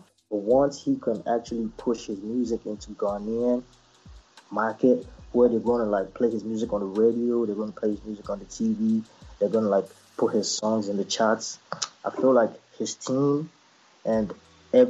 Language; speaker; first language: English; non-native, local second language; Akan